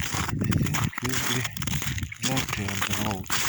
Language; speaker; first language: English; non-native, learner; Ukrainian